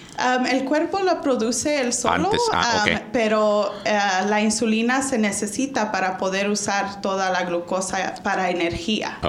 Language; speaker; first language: Spanish; early bilingual, heritage; Spanish